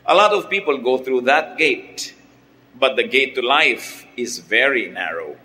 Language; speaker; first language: English; non-native, local second language; Filipino